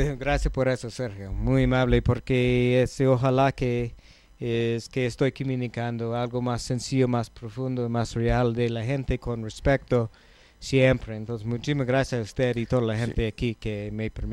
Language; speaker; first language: Spanish; non-native, learner; English